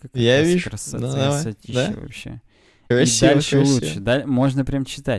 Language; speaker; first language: Russian; native; Russian